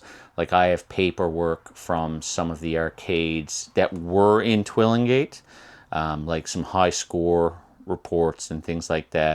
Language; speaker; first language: English; native; English